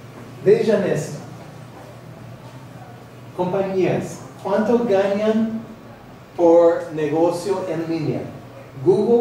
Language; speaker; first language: Spanish; non-native, fluent; English